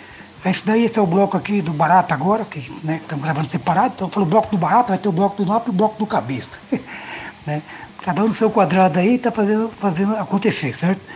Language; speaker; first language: Portuguese; native; Portuguese